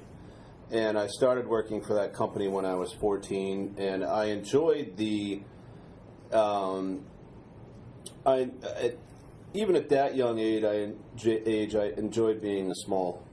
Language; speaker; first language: English; native; English